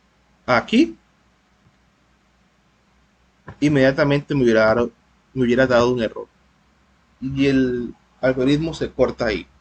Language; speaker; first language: Spanish; native; Spanish